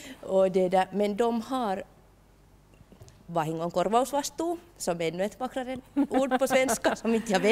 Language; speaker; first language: Swedish; non-native, local second language; Finnish